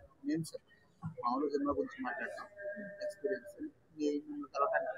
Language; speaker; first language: Telugu; native; Telugu